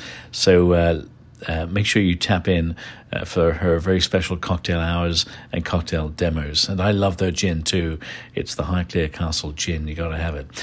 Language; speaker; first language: English; native; English